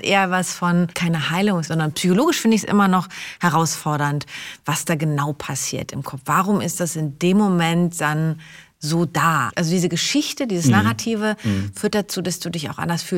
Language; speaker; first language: German; native; German